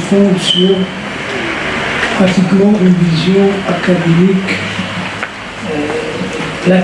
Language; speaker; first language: French; non-native, local second language; Arabic